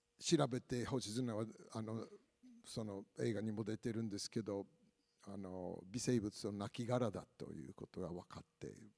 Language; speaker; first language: Japanese; non-native, fluent; English